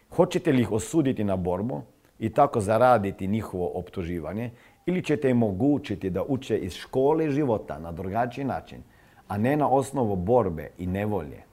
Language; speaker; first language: Croatian; non-native, fluent; Serbian